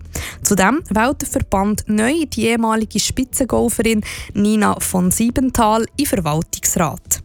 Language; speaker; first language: German; native; German